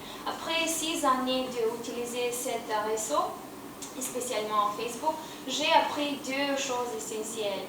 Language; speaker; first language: French; non-native, learner; Romanian